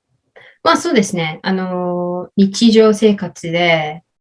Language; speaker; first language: Japanese; non-native, learner; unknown